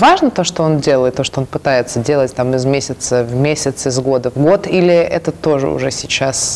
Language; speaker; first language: Russian; native; Russian